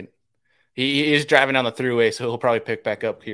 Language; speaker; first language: English; native; English